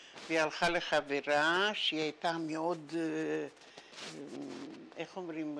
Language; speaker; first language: Hebrew; non-native, fluent; Yiddish